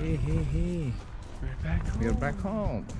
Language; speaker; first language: English; non-native, local second language; Malayalam